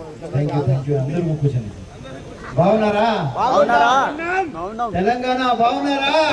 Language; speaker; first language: Telugu; non-native, local second language; Hindi